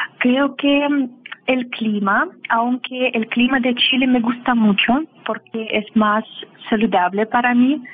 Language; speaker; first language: Spanish; non-native, learner; Russian